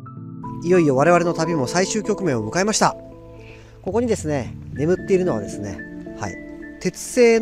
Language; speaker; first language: Japanese; native; Japanese